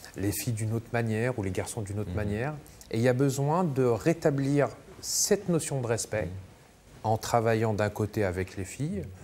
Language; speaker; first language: French; native; French